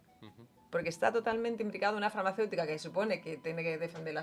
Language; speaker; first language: Spanish; native; Spanish